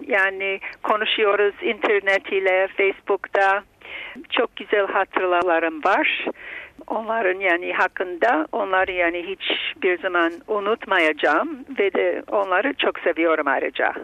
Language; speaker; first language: Turkish; non-native, fluent; Bulgarian